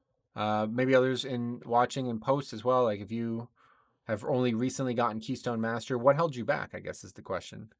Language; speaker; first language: English; native; English